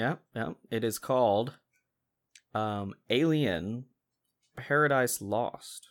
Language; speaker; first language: English; native; English